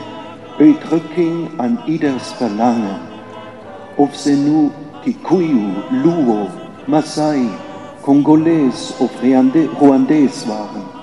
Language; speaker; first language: Dutch; non-native, fluent; German